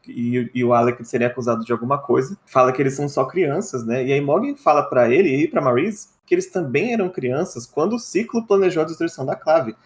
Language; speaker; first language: Portuguese; native; Portuguese